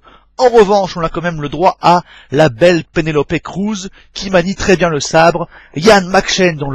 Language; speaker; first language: French; native; French